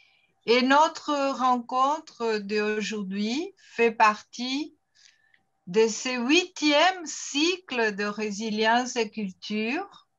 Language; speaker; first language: French; non-native, fluent; Portuguese